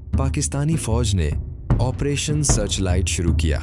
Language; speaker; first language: Hindi; native; Hindi